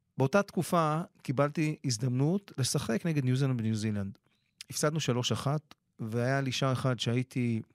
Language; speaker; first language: Hebrew; native; Hebrew